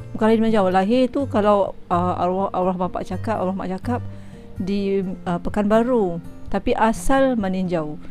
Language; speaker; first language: Malay; early bilingual, other home language; Minangkabau